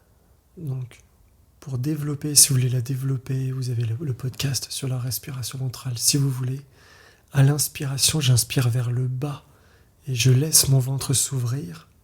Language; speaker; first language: French; native; French